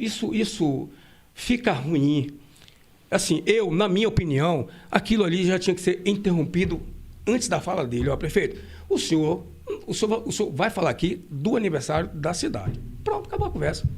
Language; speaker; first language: Portuguese; native; Portuguese